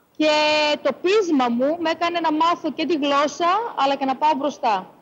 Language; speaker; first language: Greek; native; Greek